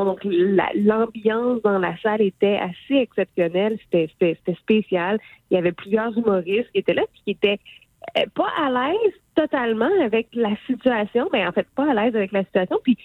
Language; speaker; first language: French; native; French